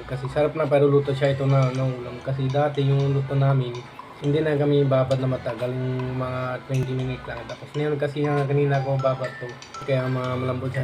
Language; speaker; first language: Filipino; non-native, learner; Punjabi